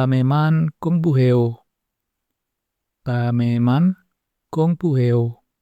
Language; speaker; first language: Korean; non-native, fluent; Indonesian